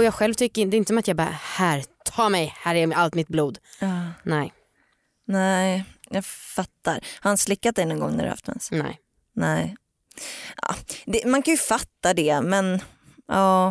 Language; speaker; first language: Swedish; native; Swedish